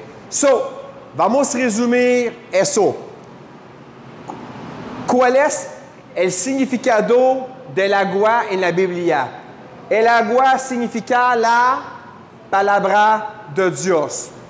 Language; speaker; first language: Spanish; non-native, fluent; French